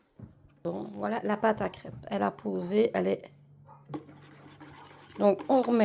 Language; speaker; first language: French; native; French